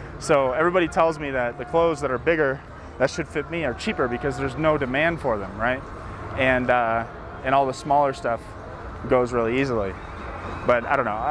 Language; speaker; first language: English; native; English